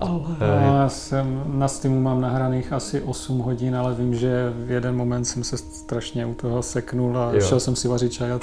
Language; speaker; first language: Czech; native; Czech